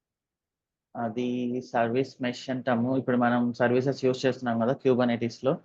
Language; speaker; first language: Telugu; native; Telugu